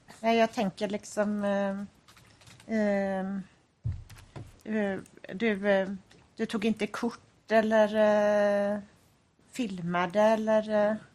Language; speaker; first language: Swedish; native; Swedish